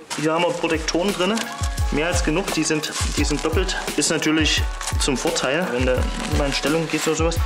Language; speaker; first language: German; native; German